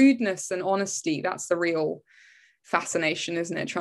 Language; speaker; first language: English; native; English